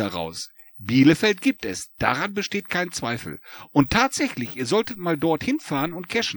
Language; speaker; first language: German; native; German